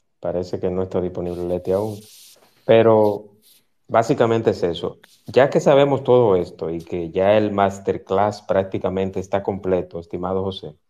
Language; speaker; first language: Spanish; native; Spanish